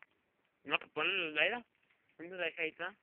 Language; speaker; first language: Spanish; native; Spanish